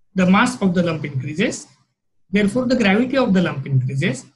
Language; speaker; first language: English; non-native, local second language; Marathi